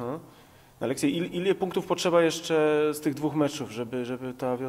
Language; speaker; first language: Polish; native; Polish